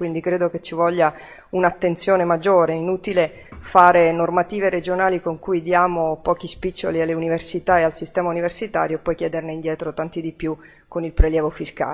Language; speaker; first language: Italian; native; Italian